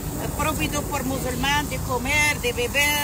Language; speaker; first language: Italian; non-native, learner; Arabic